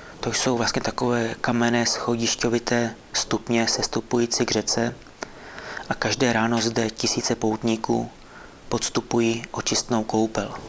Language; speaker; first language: Czech; native; Czech